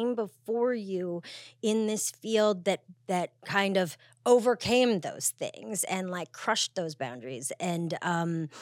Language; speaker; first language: English; native; English